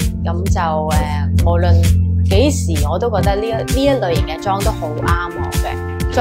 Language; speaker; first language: Cantonese; native; Cantonese